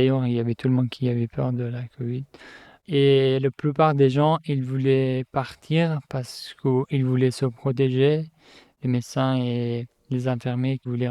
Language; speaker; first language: French; non-native, fluent; Persian